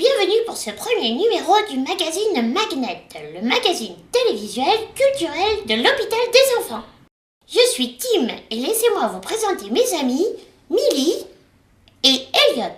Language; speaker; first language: French; native; French